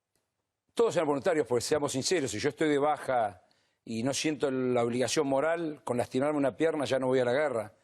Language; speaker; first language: Spanish; native; Spanish